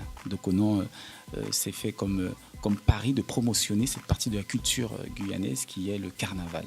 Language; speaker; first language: French; native; French